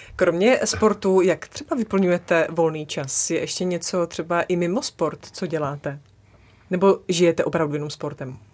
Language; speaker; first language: Czech; native; Czech